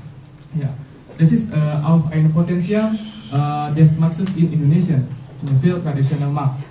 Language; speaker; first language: German; non-native, learner; Indonesian